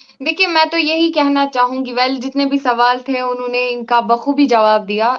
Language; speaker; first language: Hindi; non-native, local second language; Kashmiri